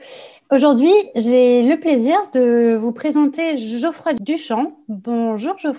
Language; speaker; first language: French; native; French